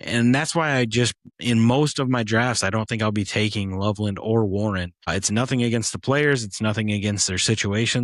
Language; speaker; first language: English; native; English